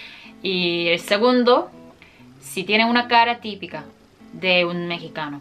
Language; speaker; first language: Spanish; non-native, fluent; Korean